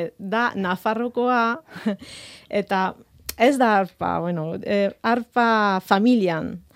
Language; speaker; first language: Basque; non-native, fluent; Italian